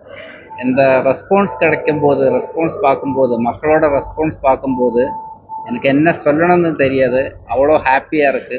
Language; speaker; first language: Tamil; non-native, learner; Malayalam